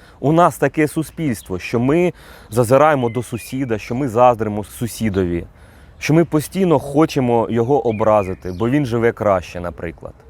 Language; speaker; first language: Ukrainian; native; Ukrainian